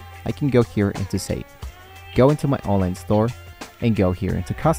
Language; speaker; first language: English; non-native, fluent; Spanish